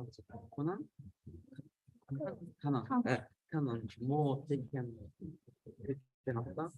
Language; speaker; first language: Japanese; non-native, learner; German